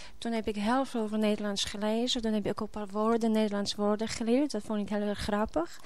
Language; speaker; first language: Dutch; non-native, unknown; Polish